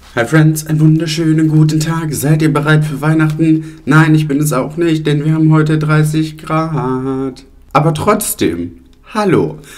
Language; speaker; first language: German; early bilingual, other home language; Italian